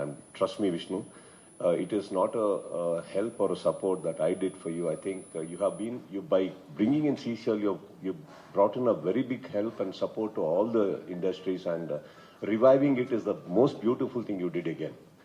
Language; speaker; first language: English; non-native, local second language; Kannada